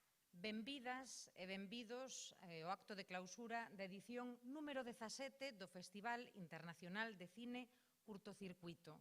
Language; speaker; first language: Galician; native; Galician